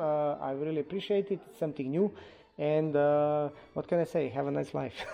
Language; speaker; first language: English; non-native, fluent; Slovenian